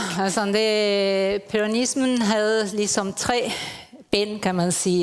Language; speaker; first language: Danish; non-native, fluent; Spanish